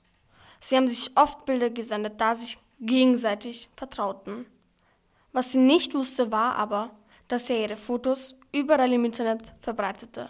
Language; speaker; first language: German; early bilingual, other home language; Turkish